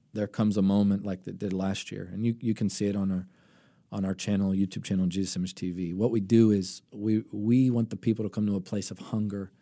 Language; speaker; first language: English; early bilingual, other home language; Greek